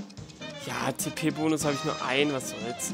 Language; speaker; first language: German; native; German